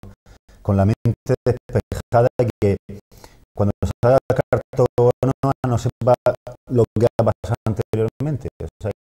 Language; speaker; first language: Spanish; native; Spanish